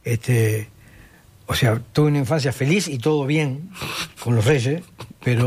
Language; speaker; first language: Spanish; native; Spanish